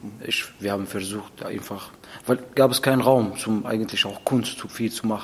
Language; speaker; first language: German; non-native, learner; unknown